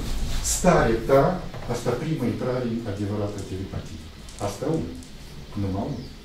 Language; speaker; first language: Romanian; non-native, local second language; Russian